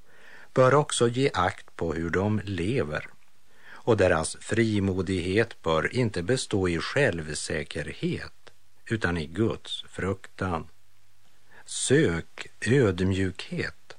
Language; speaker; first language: Swedish; native; Swedish